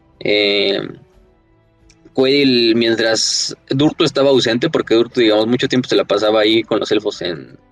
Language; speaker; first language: Spanish; native; Spanish